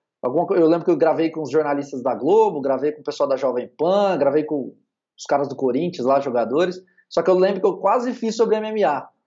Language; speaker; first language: Portuguese; native; Portuguese